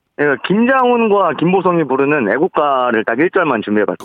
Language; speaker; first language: Korean; native; Korean